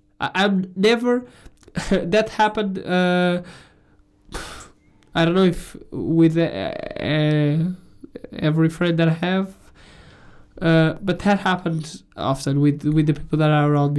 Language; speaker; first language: English; non-native, fluent; Portuguese